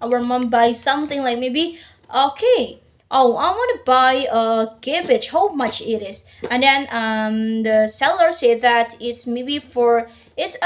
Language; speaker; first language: English; non-native, learner; Indonesian